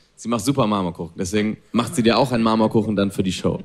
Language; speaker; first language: German; non-native, fluent; Spanish